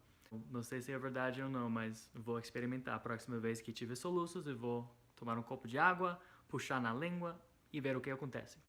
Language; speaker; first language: Portuguese; non-native, fluent; English